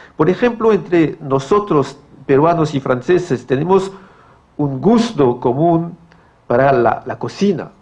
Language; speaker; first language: Spanish; non-native, fluent; French